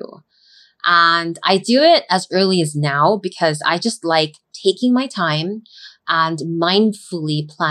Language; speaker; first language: English; non-native, local second language; Filipino